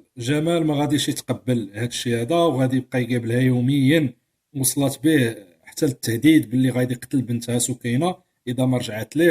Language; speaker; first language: Arabic; native; Arabic